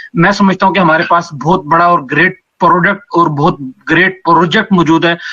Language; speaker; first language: Urdu; non-native, local second language; Punjabi